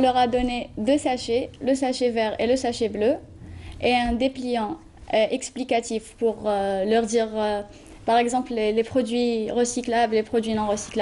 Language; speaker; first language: French; non-native, local second language; Arabic